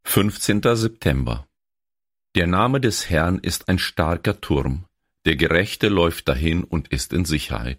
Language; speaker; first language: German; native; German